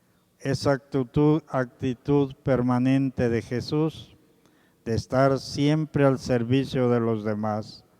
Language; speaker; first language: Spanish; native; Spanish